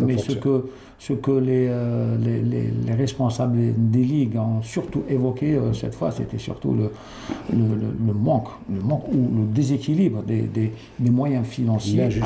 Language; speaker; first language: French; non-native, local second language; Arabic